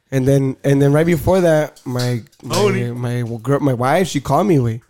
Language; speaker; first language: English; early bilingual, other home language; Spanish